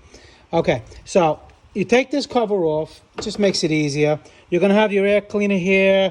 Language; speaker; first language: English; native; English